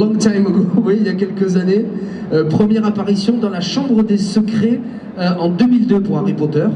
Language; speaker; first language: French; native; French